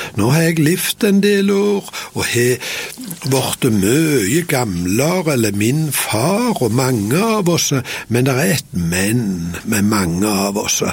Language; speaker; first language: Norwegian; native; Norwegian